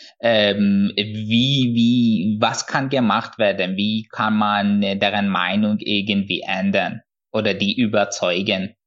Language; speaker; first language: German; non-native, fluent; Persian